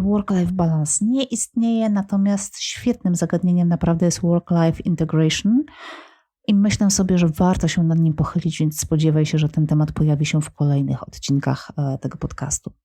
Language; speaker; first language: Polish; native; Polish